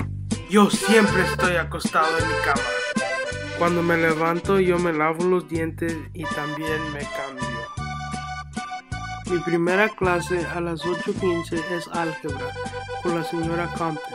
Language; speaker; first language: Spanish; non-native, learner; English